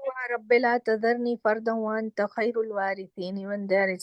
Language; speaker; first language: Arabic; non-native, learner; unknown